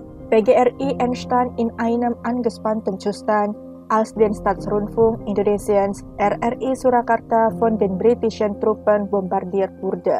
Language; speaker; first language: German; non-native, fluent; Indonesian